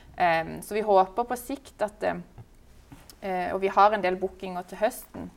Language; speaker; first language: Norwegian; native; Norwegian